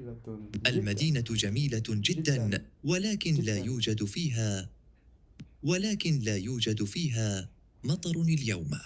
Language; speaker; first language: Arabic; non-native, learner; English